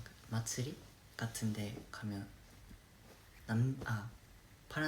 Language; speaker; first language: Korean; non-native, fluent; Japanese